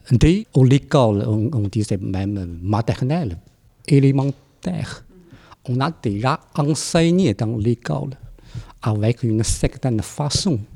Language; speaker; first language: French; non-native, fluent; Chinese